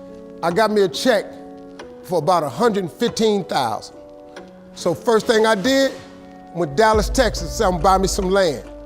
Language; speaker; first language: English; native; English